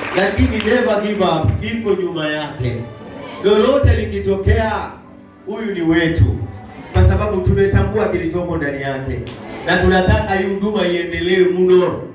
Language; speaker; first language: Swahili; native; Swahili